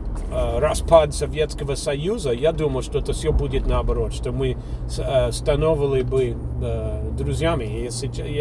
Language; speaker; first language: Russian; non-native, fluent; English